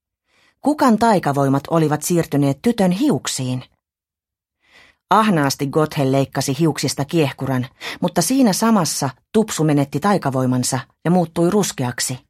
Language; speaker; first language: Finnish; native; Finnish